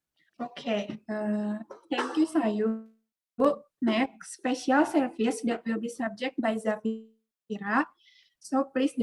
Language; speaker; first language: English; non-native, learner; Indonesian